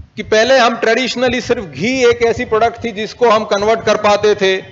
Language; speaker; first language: Hindi; native; Hindi